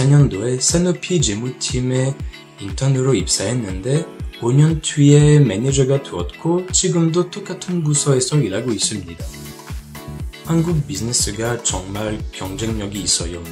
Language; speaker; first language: Korean; non-native, fluent; French